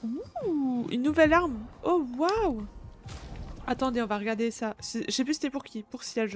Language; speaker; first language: French; native; French